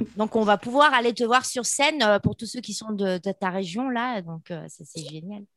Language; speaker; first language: French; native; French